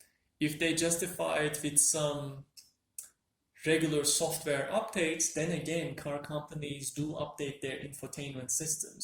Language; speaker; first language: English; non-native, fluent; Turkish